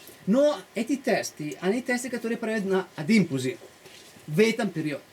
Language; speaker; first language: Russian; non-native, fluent; Italian